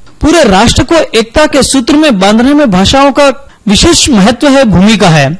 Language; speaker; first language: Hindi; native; Hindi